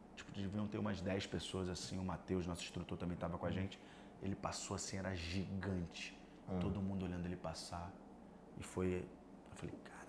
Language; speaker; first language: Portuguese; native; Portuguese